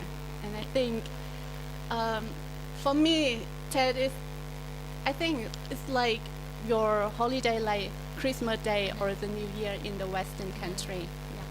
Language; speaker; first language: English; non-native, learner; Vietnamese